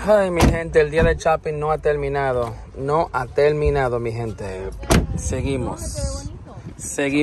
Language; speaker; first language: Spanish; native; Spanish